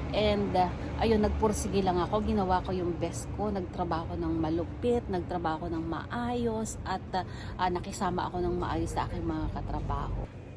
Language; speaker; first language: Filipino; native; Filipino